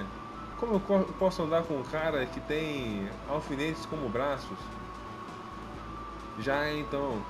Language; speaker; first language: Portuguese; native; Portuguese